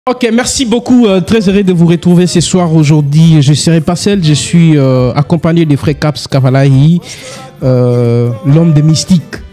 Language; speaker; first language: French; non-native, local second language; Lingala